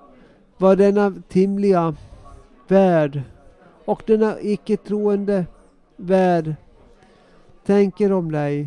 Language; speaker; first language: Swedish; non-native, local second language; Finnish